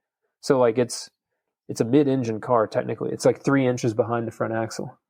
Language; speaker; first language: English; native; English